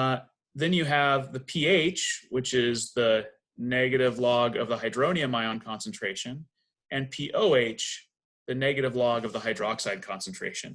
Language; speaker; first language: English; native; English